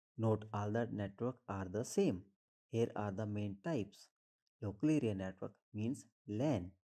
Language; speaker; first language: English; non-native, local second language; Hindi